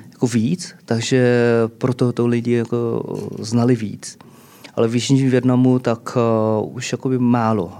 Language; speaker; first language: Czech; early bilingual, other home language; Vietnamese